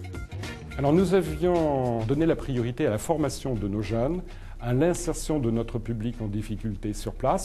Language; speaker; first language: French; native; French